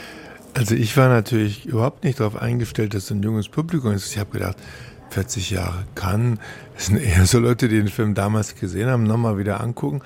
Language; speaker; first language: German; native; German